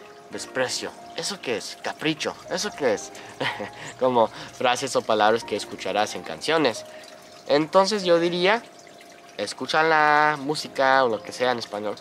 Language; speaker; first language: Spanish; non-native, fluent; English